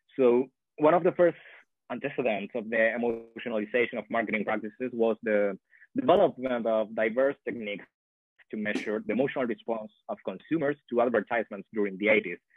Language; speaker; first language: English; non-native, fluent; Spanish